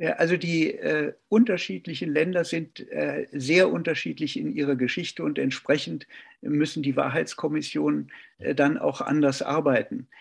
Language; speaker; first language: German; native; German